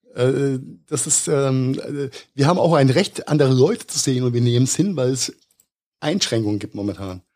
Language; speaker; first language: German; native; German